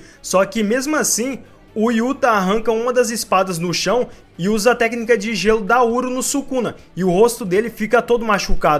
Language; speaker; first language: Portuguese; native; Portuguese